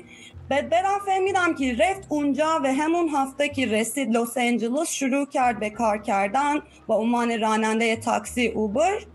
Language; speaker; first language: Persian; non-native, fluent; Turkish